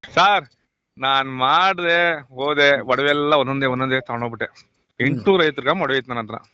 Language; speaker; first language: Kannada; non-native, local second language; Marathi